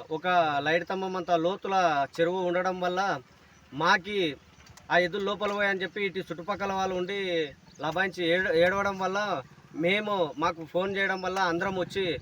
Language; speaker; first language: Telugu; native; Telugu